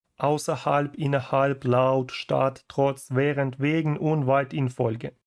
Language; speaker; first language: German; non-native, fluent; Ukrainian